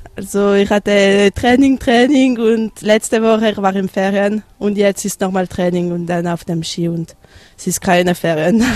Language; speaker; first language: German; non-native, local second language; French